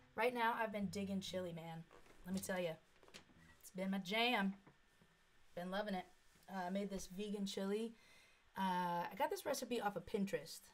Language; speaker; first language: English; native; English